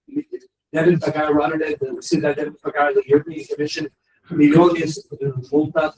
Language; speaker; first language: Spanish; non-native, learner; English